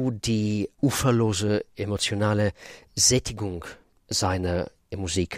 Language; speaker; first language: German; non-native, fluent; Russian